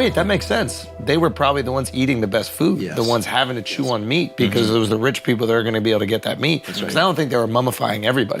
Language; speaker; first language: English; native; English